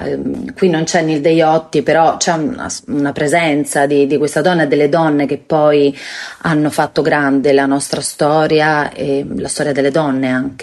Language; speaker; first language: Italian; native; Italian